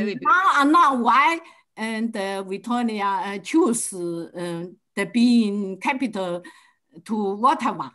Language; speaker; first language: English; non-native, learner; Chinese